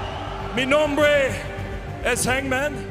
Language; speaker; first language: Spanish; non-native, learner; English